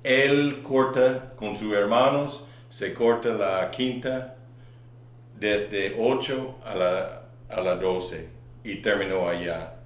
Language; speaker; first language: Spanish; non-native, learner; English